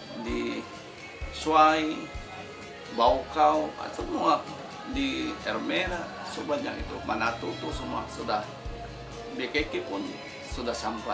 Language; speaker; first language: Indonesian; non-native, fluent; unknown